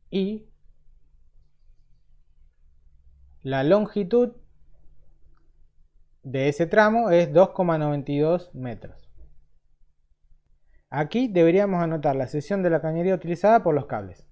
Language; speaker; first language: Spanish; native; Spanish